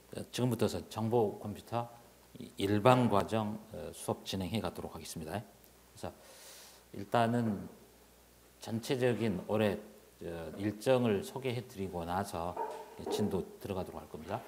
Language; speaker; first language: Korean; native; Korean